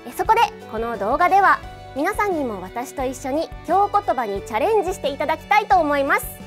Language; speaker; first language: Japanese; native; Japanese